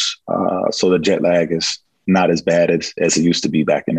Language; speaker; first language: English; native; English